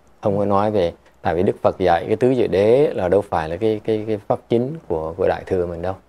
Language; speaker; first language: Vietnamese; native; Vietnamese